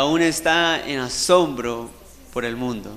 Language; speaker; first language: Spanish; native; Spanish